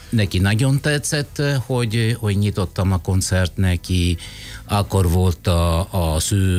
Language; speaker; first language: Hungarian; non-native, fluent; Italian